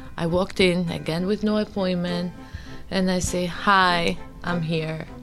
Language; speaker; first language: English; early bilingual, other home language; Albanian